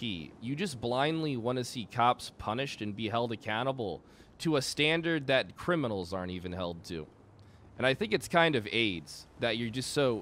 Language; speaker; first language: English; native; English